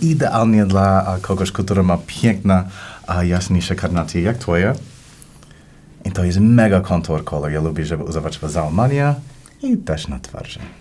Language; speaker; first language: Polish; non-native, learner; English